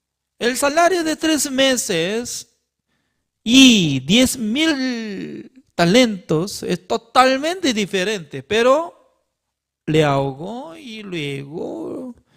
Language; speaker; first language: Spanish; non-native, learner; Korean